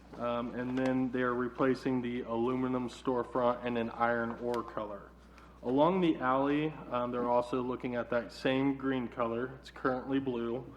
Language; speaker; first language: English; native; English